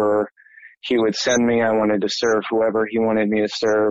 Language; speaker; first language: English; native; English